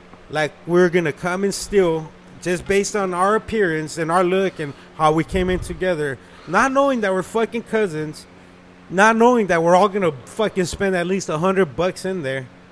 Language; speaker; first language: English; early bilingual, other home language; Spanish